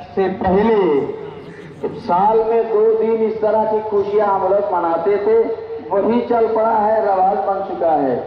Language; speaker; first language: Hindi; non-native, local second language; Bangla